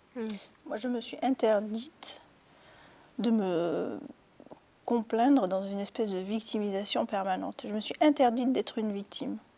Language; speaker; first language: French; early bilingual, other home language; Arabic